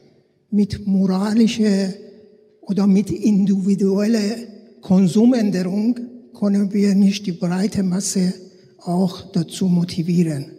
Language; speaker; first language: German; non-native, fluent; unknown